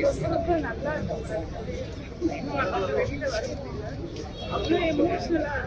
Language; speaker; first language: Tamil; native; Tamil